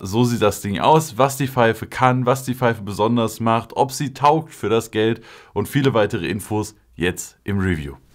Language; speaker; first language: German; native; German